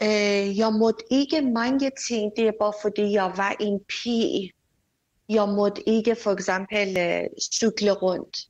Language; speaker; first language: Danish; non-native, fluent; Persian